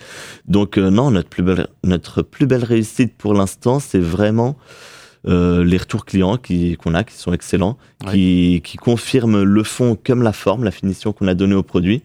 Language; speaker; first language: French; native; French